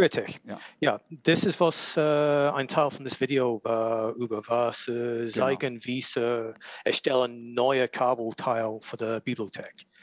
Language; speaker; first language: German; non-native, learner; English